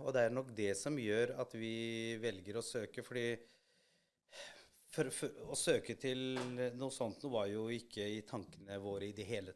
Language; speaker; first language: Norwegian; early bilingual, other home language; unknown